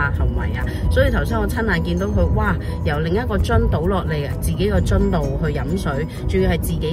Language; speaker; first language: Cantonese; native; Cantonese